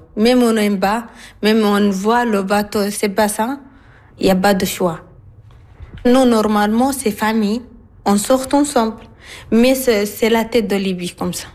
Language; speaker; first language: French; non-native, learner; Arabic